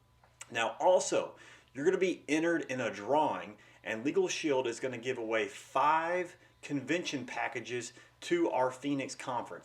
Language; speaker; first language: English; native; English